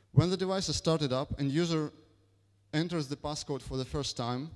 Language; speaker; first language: English; non-native, fluent; Russian